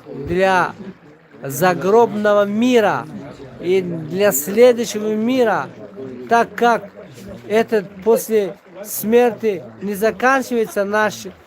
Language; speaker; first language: Russian; non-native, local second language; Tajik